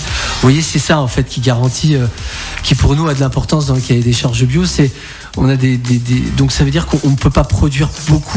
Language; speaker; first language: French; native; French